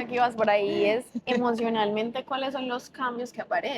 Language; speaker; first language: Spanish; native; Spanish